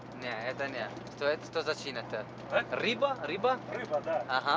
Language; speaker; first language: Russian; non-native, learner; Italian